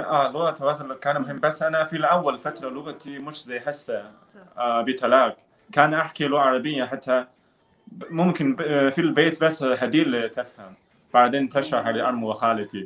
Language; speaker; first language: Arabic; non-native, learner; Chinese